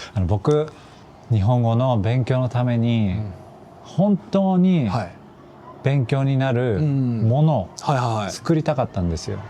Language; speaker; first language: Japanese; non-native, fluent; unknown